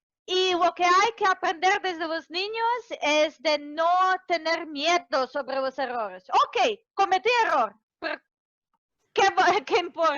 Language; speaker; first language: Spanish; non-native, fluent; Serbian